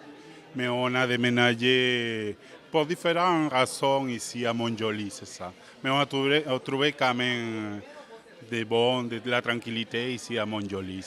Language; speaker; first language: French; non-native, fluent; Spanish